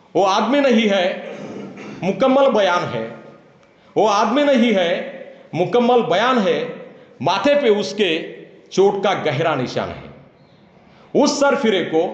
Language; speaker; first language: Hindi; non-native, local second language; Marathi